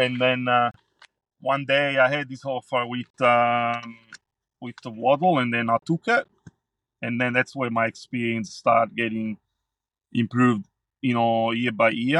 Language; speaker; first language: English; non-native, fluent; Italian